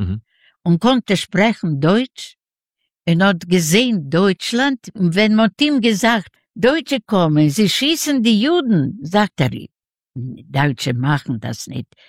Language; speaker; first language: German; non-native, learner; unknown